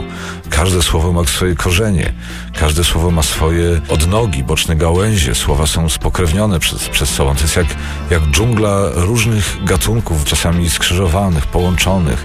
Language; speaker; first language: Polish; native; Polish